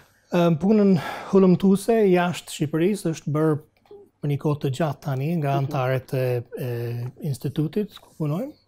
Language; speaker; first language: Albanian; non-native, fluent; English